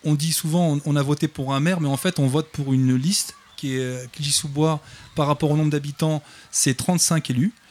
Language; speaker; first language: French; native; French